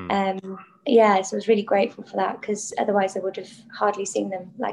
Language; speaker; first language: English; non-native, local second language; Welsh